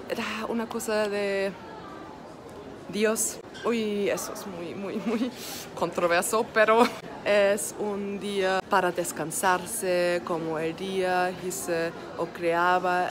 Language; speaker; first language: Spanish; non-native, learner; German